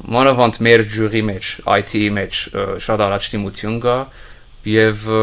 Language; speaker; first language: Armenian; early bilingual, heritage; Armenian